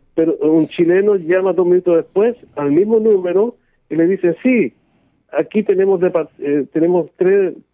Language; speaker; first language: Spanish; native; Spanish